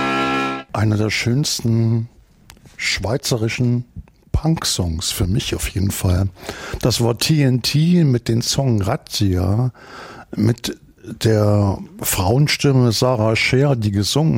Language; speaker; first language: German; native; German